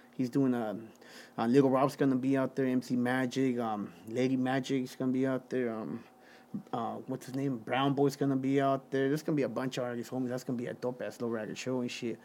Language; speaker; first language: English; early bilingual, other home language; Spanish